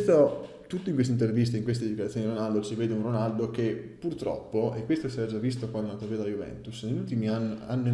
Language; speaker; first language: Italian; native; Italian